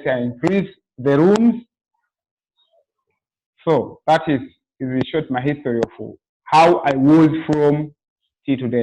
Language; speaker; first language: English; non-native, local second language; Swahili